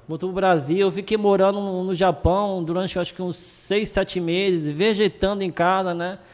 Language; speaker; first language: Portuguese; early bilingual, other home language; Japanese